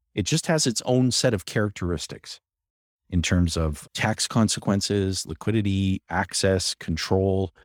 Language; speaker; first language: English; native; English